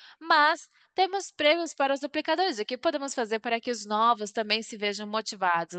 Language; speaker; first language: Portuguese; non-native, learner; Spanish